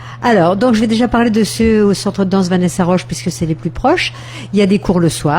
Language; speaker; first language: French; native; French